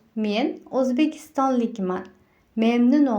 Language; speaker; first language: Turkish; non-native, fluent; Uzbek